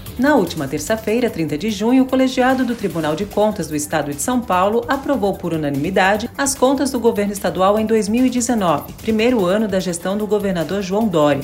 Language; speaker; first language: Portuguese; native; Portuguese